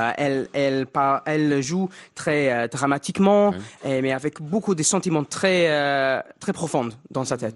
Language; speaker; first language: French; non-native, fluent; English